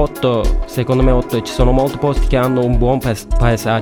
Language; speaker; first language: Italian; non-native, learner; Turkish